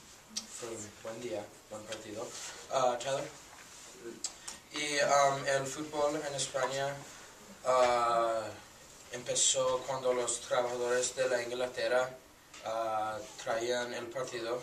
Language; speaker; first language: Spanish; non-native, learner; English